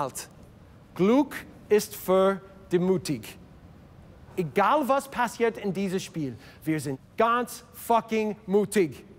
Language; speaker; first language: German; non-native, learner; English